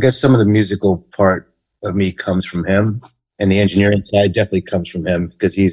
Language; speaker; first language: English; native; English